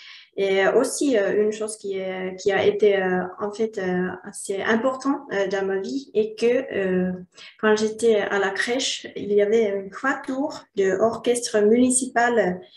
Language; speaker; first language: French; non-native, learner; Finnish